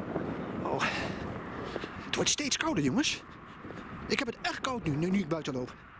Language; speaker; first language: Dutch; native; Dutch